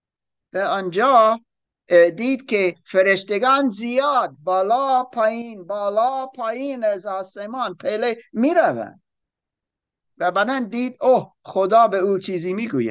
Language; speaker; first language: Persian; non-native, learner; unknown